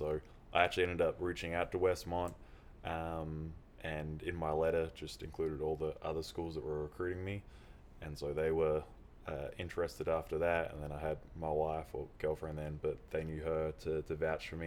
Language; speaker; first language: English; native; English